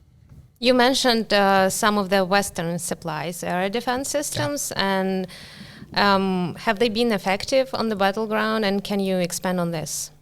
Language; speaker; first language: English; non-native, fluent; Ukrainian